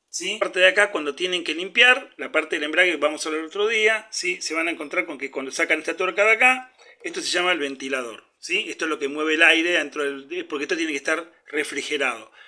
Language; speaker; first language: Spanish; native; Spanish